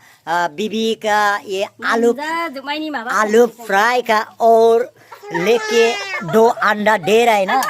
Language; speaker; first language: Hindi; non-native, local second language; Bodo